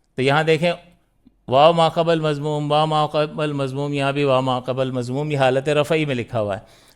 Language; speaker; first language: Urdu; native; Urdu